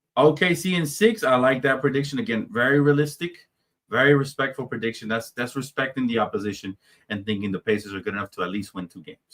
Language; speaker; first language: English; native; English